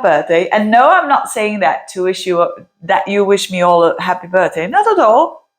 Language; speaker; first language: English; non-native, fluent; Dutch